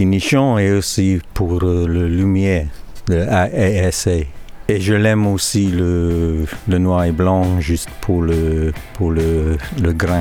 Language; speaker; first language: French; non-native, learner; English